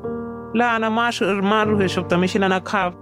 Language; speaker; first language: Arabic; non-native, learner; Bangla